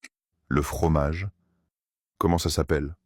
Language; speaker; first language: French; non-native, fluent; Pashto